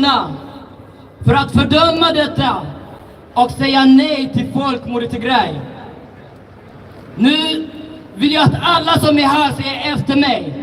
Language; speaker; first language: Swedish; early bilingual, other home language; Tigrinya